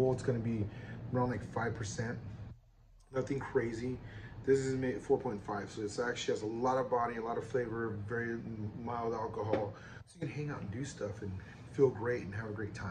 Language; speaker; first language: English; native; English